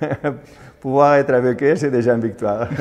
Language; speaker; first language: French; non-native, fluent; Spanish